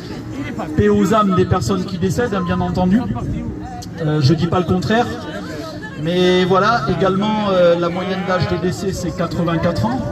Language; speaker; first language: French; native; French